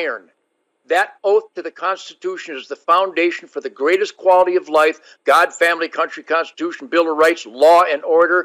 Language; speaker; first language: English; native; English